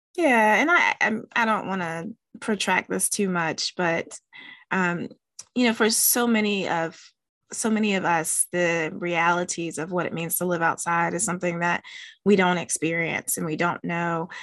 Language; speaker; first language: English; native; English